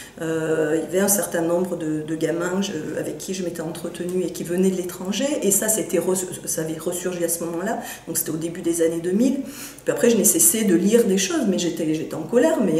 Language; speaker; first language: French; native; French